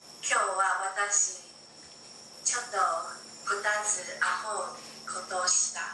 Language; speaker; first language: Japanese; non-native, learner; Chinese